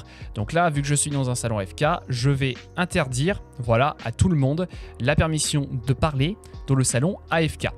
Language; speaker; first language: French; native; French